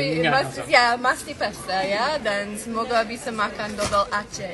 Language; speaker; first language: Indonesian; non-native, learner; English